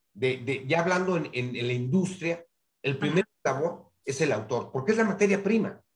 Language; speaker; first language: Spanish; native; Spanish